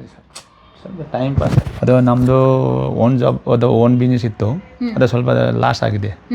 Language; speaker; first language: Kannada; non-native, learner; Nepali